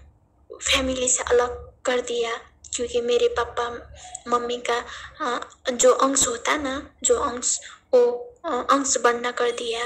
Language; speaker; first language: Hindi; non-native, learner; Nepali